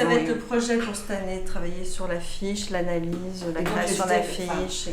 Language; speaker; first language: French; native; French